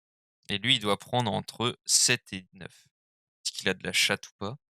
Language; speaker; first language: French; native; French